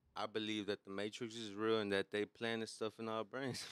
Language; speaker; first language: English; native; English